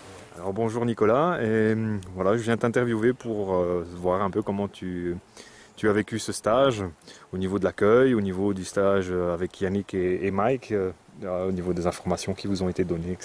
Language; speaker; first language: French; native; French